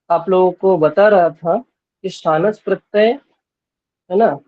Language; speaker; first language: Hindi; non-native, local second language; Bangla